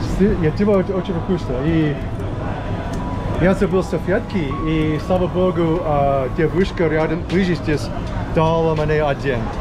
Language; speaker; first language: Russian; non-native, learner; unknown